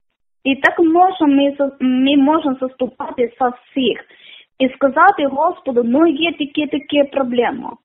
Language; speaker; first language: Ukrainian; non-native, learner; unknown